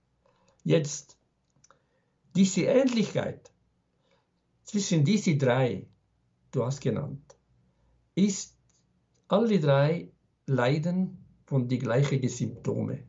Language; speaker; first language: German; non-native, fluent; Arabic